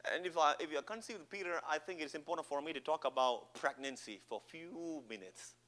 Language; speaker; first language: English; non-native, local second language; Malayalam